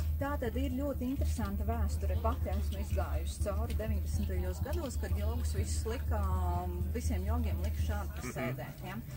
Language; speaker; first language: Latvian; native; Latvian